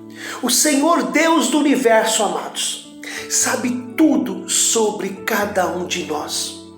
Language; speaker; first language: Portuguese; native; Portuguese